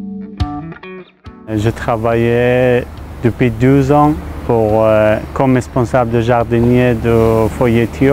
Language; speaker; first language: French; non-native, learner; Pashto